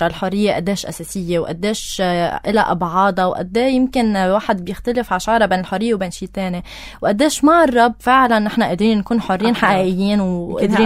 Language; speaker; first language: Arabic; native; Arabic